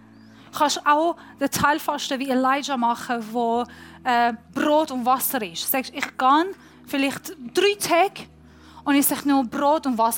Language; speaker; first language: German; non-native, fluent; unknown